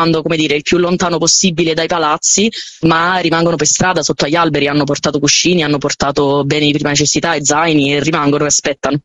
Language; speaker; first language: Italian; native; Italian